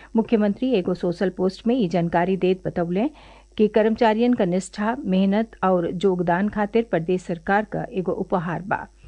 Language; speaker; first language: Bhojpuri; native; Bhojpuri